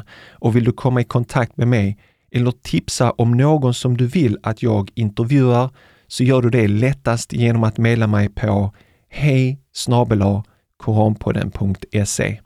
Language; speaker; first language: Swedish; native; Swedish